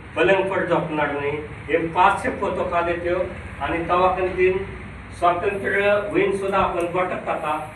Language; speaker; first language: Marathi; non-native, local second language; Rajasthani